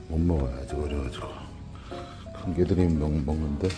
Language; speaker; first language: Korean; native; Korean